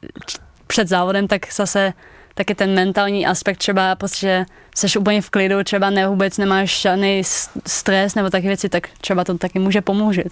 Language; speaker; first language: Czech; early bilingual, heritage; Dutch